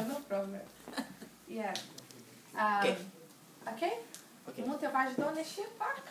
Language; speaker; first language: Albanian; non-native, learner; Portuguese